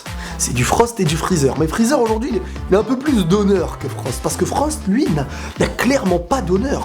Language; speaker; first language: French; native; French